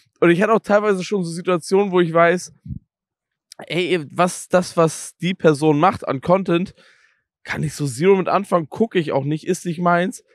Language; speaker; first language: German; native; German